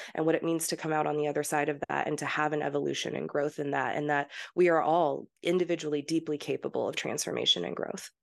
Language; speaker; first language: English; early bilingual, heritage; English